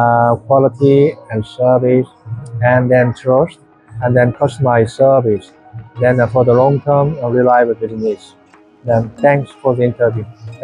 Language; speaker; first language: English; non-native, learner; Korean